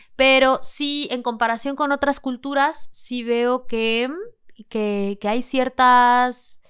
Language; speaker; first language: Spanish; native; Spanish